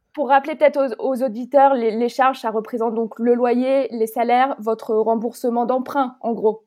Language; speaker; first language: French; native; French